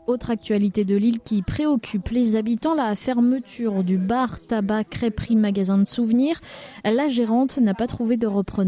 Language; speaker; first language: French; native; French